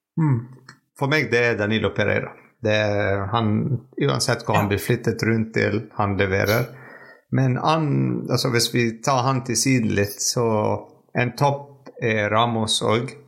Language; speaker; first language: Norwegian; non-native, fluent; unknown